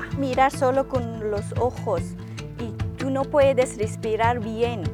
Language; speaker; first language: Spanish; non-native, learner; Persian